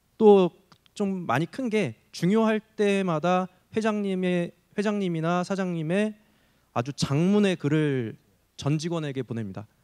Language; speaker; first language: Korean; native; Korean